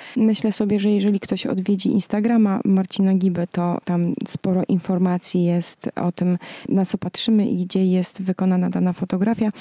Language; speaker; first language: Polish; native; Polish